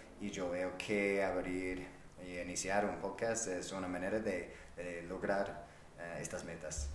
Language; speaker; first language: Spanish; non-native, fluent; English